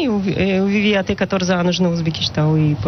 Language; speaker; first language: Portuguese; non-native, local second language; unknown